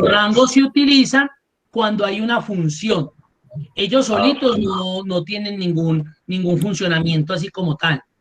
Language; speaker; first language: Spanish; native; Spanish